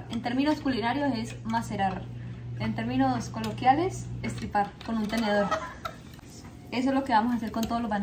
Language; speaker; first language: Spanish; native; Spanish